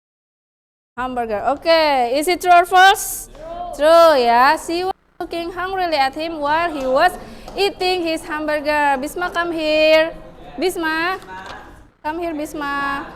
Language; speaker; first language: English; non-native, fluent; Indonesian